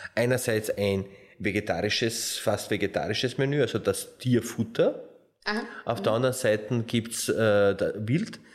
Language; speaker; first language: German; non-native, fluent; Slovenian